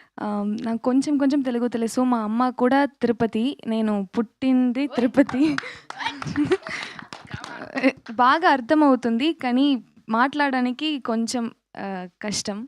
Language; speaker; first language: Telugu; non-native, local second language; Tamil